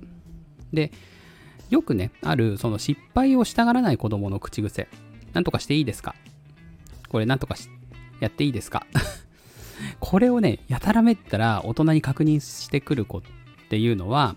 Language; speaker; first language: Japanese; native; Japanese